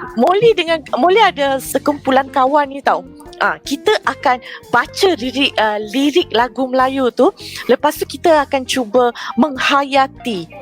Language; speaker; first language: Malay; native; Malay